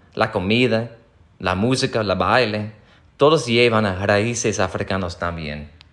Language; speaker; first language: Spanish; non-native, fluent; English